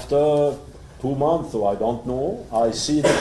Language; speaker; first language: English; non-native, learner; French